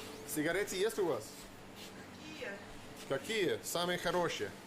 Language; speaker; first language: Russian; non-native, learner; English